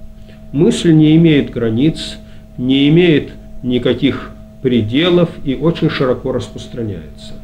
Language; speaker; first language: Russian; native; Russian